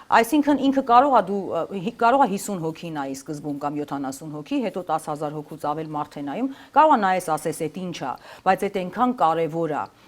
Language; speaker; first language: Armenian; native; Armenian